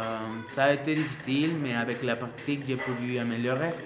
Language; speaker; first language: French; non-native, learner; Spanish